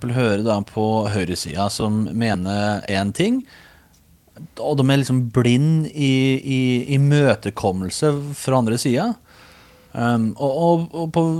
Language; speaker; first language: Norwegian; native; Norwegian